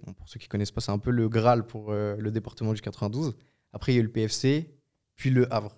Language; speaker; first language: French; native; French